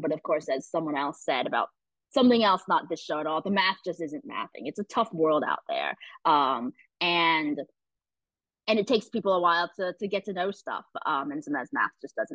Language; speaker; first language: English; native; English